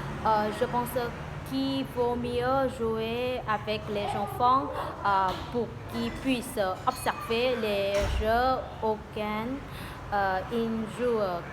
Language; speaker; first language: French; non-native, learner; Vietnamese